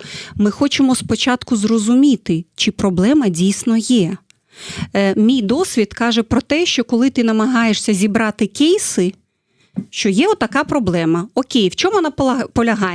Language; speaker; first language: Ukrainian; non-native, fluent; Russian